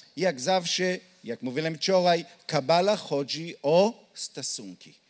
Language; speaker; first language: Polish; non-native, learner; Hebrew